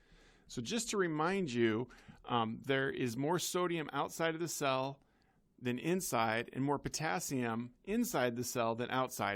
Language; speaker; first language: English; native; English